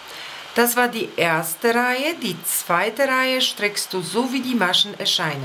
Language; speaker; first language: German; non-native, fluent; Polish